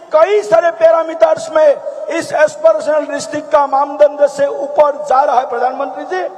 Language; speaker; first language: Hindi; non-native, local second language; Assamese